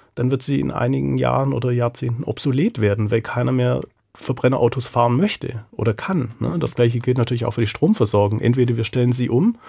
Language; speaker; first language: German; native; German